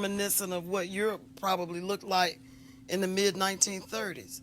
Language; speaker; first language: English; native; English